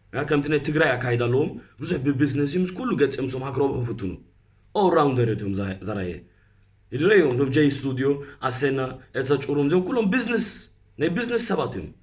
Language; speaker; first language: Tigrinya; early bilingual, heritage; Tigrinya